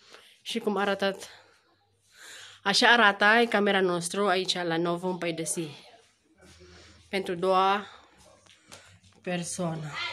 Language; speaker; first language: Romanian; non-native, learner; Filipino